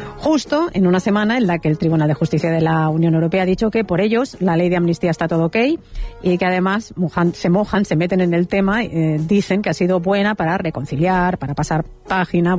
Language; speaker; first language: Spanish; native; Spanish